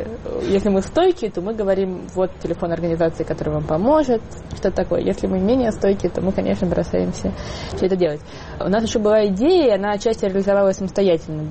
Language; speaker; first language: Russian; native; Russian